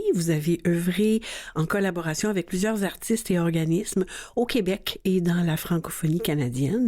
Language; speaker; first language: French; native; French